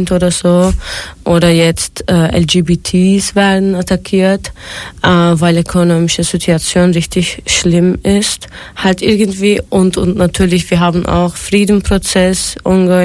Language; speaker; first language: German; non-native, fluent; Turkish